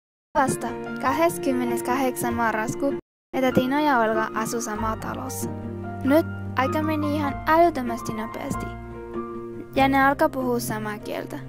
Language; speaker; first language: Finnish; non-native, learner; Spanish